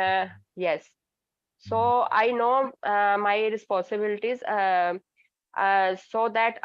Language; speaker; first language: English; non-native, learner; Hindi